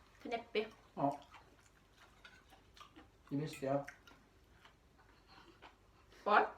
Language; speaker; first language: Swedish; non-native, learner; Thai